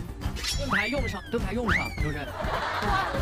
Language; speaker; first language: Chinese; native; Chinese